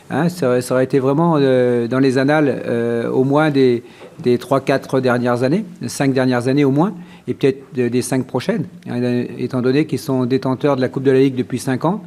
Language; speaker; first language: French; native; French